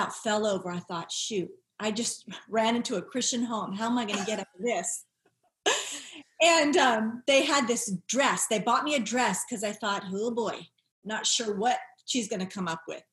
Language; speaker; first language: English; native; English